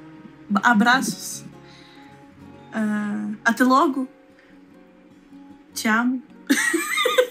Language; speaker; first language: Portuguese; non-native, learner; Russian